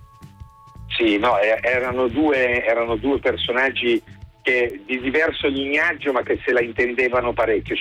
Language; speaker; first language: Italian; native; Italian